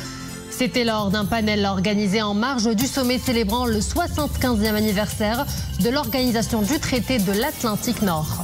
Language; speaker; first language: French; non-native, local second language; Arabic